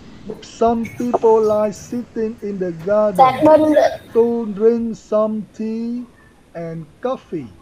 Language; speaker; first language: English; non-native, fluent; Vietnamese